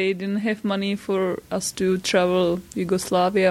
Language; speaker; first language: English; non-native, fluent; Czech